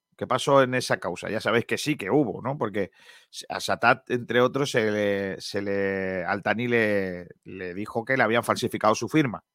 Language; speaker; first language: Spanish; native; Spanish